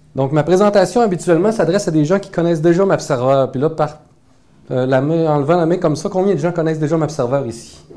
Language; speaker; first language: French; native; French